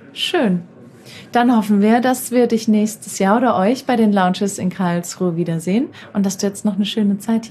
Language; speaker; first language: German; native; German